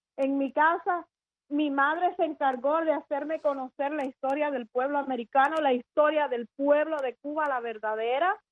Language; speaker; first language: Spanish; native; Spanish